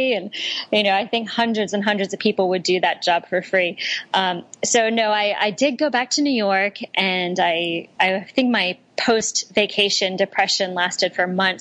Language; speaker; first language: English; native; English